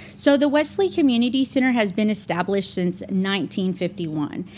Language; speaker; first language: English; native; English